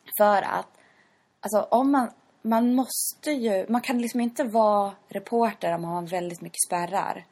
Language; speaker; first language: Swedish; native; Swedish